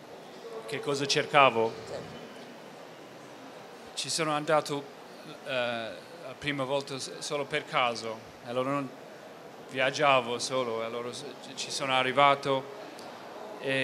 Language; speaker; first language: Italian; non-native, fluent; English